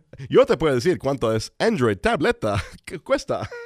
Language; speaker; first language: Spanish; early bilingual, other home language; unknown